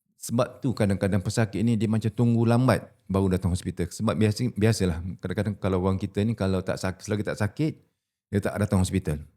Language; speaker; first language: Malay; native; Malay